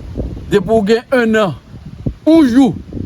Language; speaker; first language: French; non-native, local second language; Haitian Creole